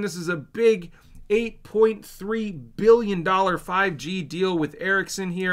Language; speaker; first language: English; native; English